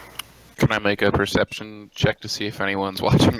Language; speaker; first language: English; native; English